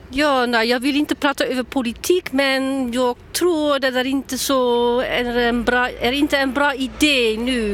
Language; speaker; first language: Swedish; non-native, learner; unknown